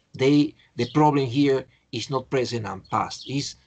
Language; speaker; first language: English; non-native, fluent; Spanish